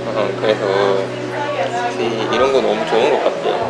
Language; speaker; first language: Korean; non-native, fluent; Japanese